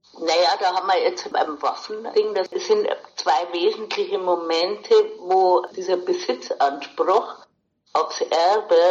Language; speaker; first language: German; native; German